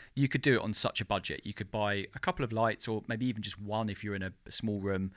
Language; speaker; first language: English; native; English